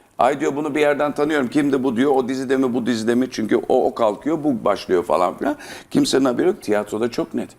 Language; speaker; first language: Turkish; native; Turkish